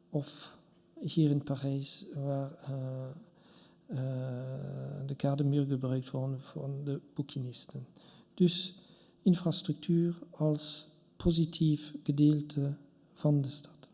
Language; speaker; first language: Dutch; non-native, local second language; French